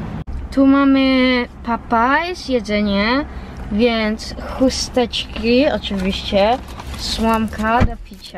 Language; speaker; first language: Polish; early bilingual, heritage; Polish